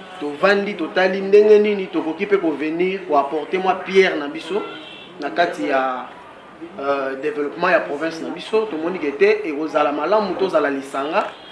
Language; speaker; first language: Lingala; non-native, local second language; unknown